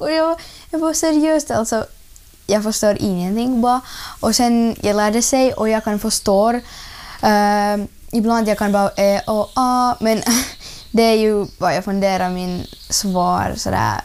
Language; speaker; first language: Swedish; non-native, learner; Russian